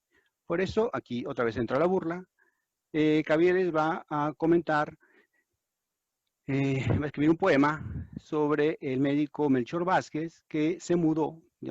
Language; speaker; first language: Spanish; native; Spanish